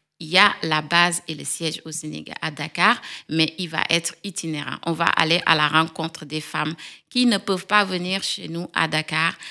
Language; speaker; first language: French; non-native, local second language; Wolof